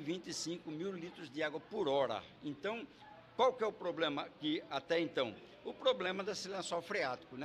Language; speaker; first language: Portuguese; native; Portuguese